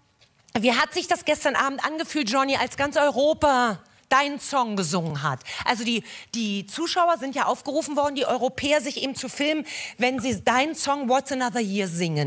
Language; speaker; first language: German; native; German